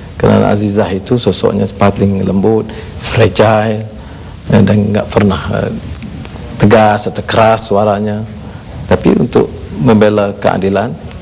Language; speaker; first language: Malay; native; Malay